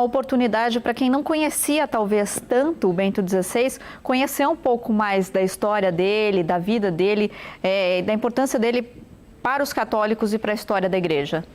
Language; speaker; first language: Portuguese; native; Portuguese